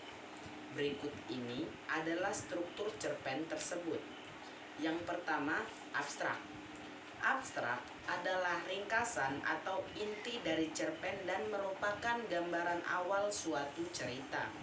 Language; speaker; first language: Indonesian; native; Indonesian